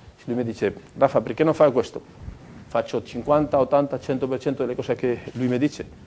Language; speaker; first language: Italian; non-native, fluent; Spanish